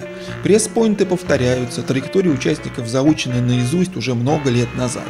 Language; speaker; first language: Russian; native; Russian